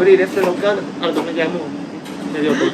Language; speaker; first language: Spanish; non-native, fluent; Japanese